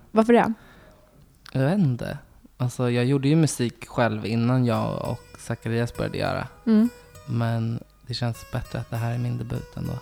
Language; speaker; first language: Swedish; native; Swedish